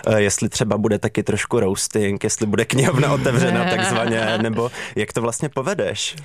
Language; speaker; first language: Czech; native; Czech